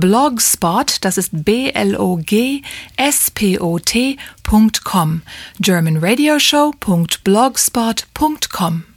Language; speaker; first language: German; native; German